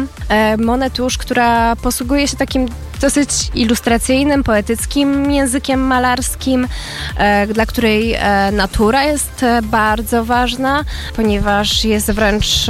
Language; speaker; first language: Polish; native; Polish